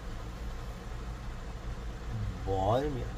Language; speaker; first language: Spanish; native; Spanish